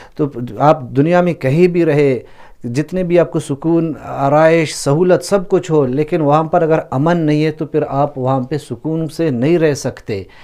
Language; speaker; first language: Urdu; non-native, local second language; Baluchi